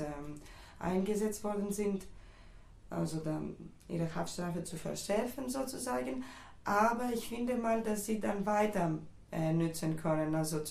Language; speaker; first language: German; non-native, fluent; Greek